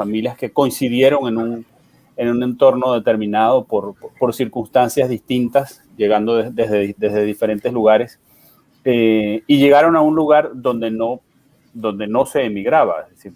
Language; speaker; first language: Spanish; native; Spanish